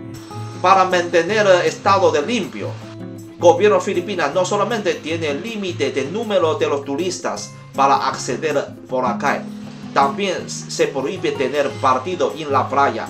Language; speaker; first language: Spanish; non-native, learner; Chinese